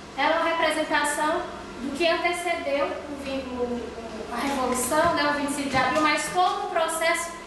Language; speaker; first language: Portuguese; native; Portuguese